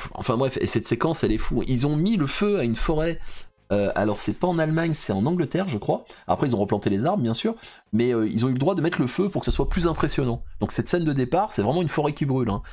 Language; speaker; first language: French; native; French